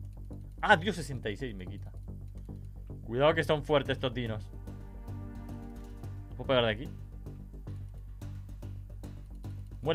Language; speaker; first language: Spanish; native; Spanish